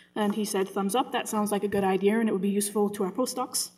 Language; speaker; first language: English; native; English